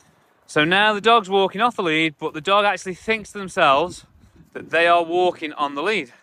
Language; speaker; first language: English; native; English